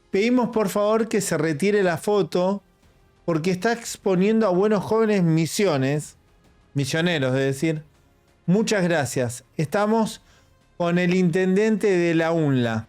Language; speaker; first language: Spanish; native; Spanish